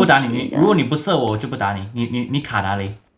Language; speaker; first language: Chinese; early bilingual, heritage; Chinese